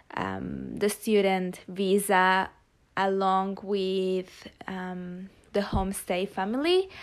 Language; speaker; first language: English; non-native, fluent; Spanish